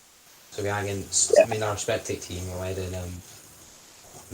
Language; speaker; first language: Welsh; non-native, local second language; English